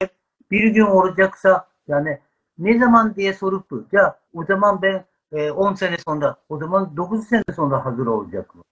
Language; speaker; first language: Turkish; non-native, learner; Japanese